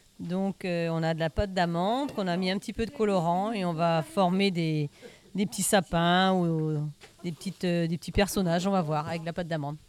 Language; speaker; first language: French; native; French